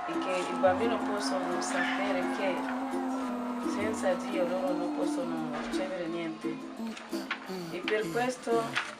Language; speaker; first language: Italian; non-native, learner; French